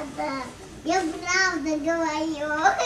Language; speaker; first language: Russian; early bilingual, heritage; Russian